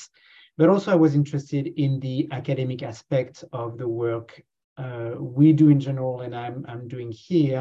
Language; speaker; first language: English; non-native, fluent; French